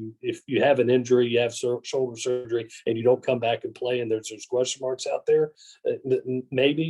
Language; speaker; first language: English; native; English